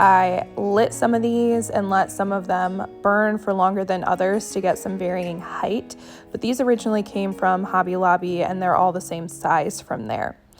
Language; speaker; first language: English; native; English